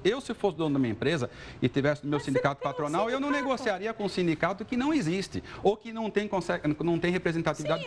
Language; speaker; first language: Portuguese; native; Portuguese